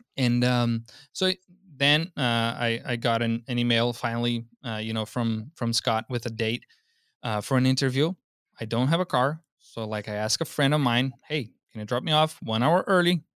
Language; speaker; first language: English; non-native, fluent; Portuguese